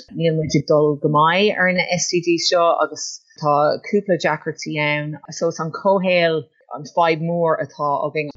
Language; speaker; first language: Irish; non-native, local second language; English